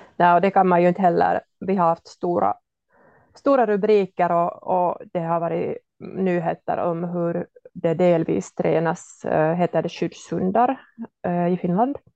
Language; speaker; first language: Swedish; native; Swedish